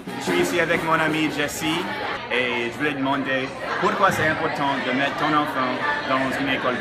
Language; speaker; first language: French; early bilingual, heritage; English